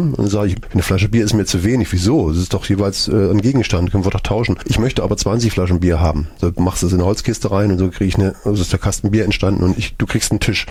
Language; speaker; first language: German; native; German